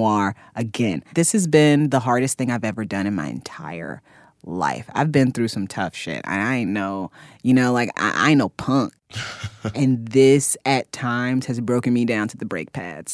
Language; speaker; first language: English; native; English